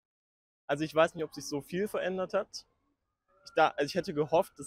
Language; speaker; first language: German; native; German